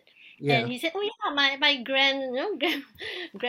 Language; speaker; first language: English; native; English